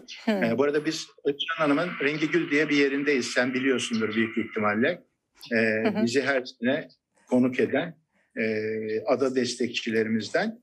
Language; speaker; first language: Turkish; native; Turkish